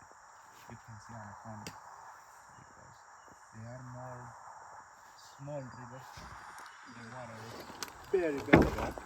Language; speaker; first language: English; non-native, local second language; Spanish